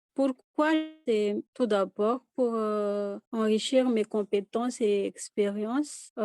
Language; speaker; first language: French; non-native, local second language; Malagasy